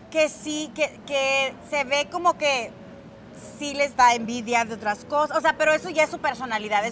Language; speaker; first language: Spanish; early bilingual, other home language; English